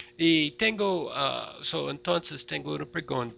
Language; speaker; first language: Spanish; non-native, fluent; English